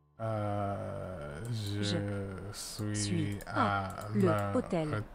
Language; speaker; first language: French; non-native, learner; English